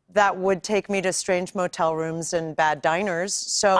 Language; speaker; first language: English; native; English